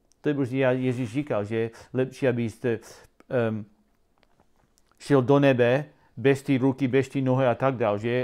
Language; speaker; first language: Czech; non-native, learner; English